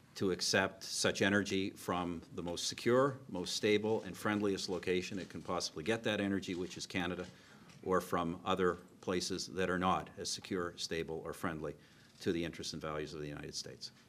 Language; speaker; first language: English; native; English